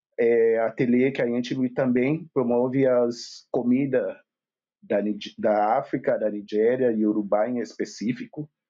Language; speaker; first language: Portuguese; non-native, fluent; Yoruba